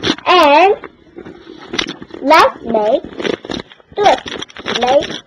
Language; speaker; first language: English; non-native, learner; Korean